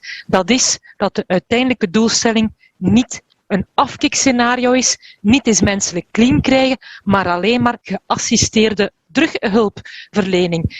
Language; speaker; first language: Dutch; native; Dutch